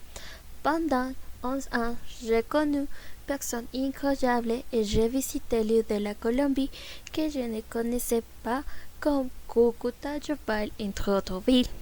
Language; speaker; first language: French; non-native, learner; Spanish